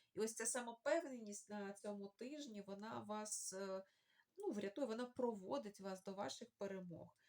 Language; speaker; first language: Ukrainian; non-native, local second language; Russian